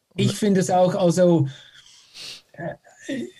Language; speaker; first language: German; non-native, fluent; English